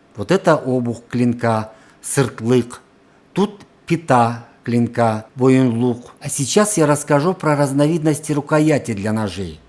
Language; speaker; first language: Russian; non-native, local second language; Karachay-Balkar